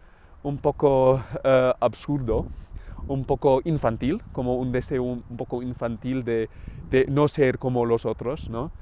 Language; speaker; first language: Spanish; non-native, fluent; English